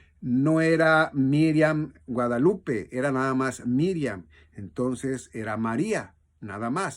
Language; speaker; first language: Spanish; native; Spanish